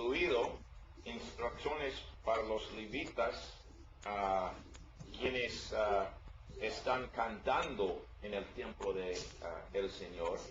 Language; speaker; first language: Spanish; non-native, learner; English